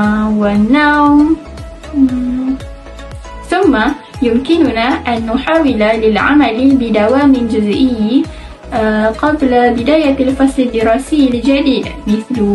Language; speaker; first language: Arabic; non-native, learner; Malay